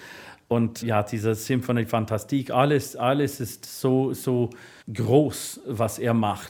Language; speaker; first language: German; non-native, fluent; English